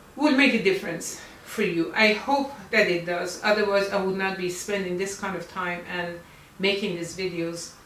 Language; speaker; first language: English; non-native, fluent; Persian